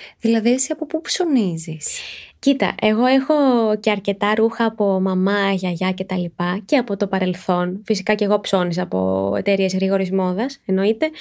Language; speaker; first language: Greek; native; Greek